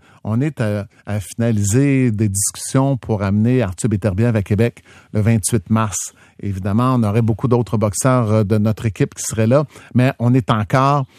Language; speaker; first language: French; native; French